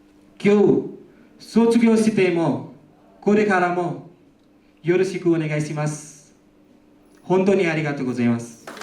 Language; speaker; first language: Japanese; non-native, learner; Nepali